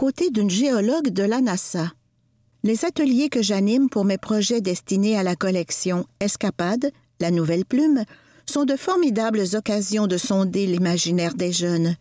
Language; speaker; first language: French; native; French